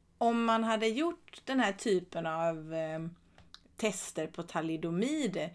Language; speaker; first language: Swedish; native; Swedish